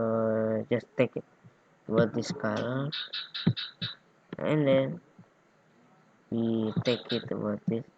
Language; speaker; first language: English; non-native, learner; Indonesian